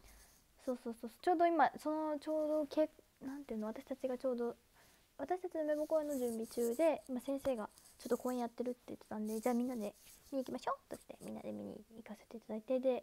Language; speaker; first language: Japanese; native; Japanese